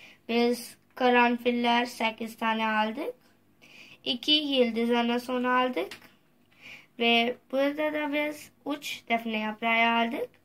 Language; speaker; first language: Turkish; non-native, fluent; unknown